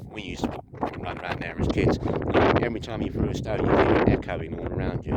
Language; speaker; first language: English; native; English